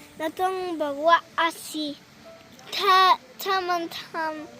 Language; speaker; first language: Thai; early bilingual, heritage; Thai